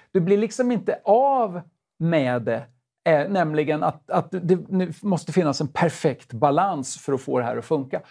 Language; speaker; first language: Swedish; native; Swedish